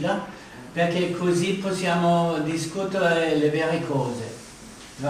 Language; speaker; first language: Italian; non-native, fluent; German